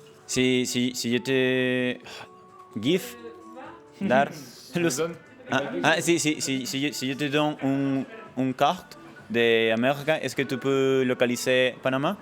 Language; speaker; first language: French; non-native, learner; Spanish